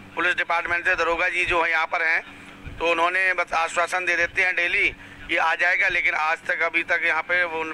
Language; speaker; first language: Hindi; native; Hindi